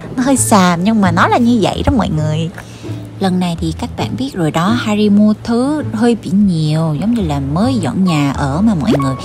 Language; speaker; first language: Vietnamese; early bilingual, heritage; Korean